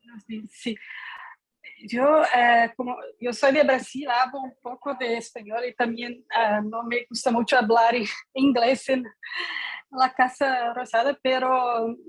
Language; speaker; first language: Spanish; non-native, learner; Portuguese